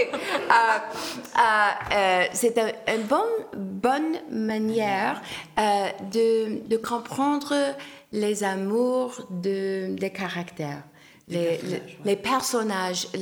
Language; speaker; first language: French; non-native, learner; English